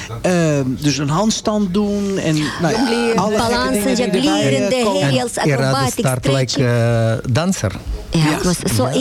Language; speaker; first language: Dutch; non-native, learner; Russian